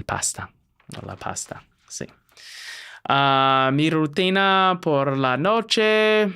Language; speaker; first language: Spanish; non-native, learner; English